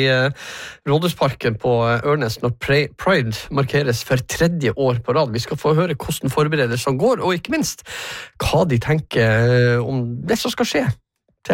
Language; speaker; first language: Norwegian; native; Norwegian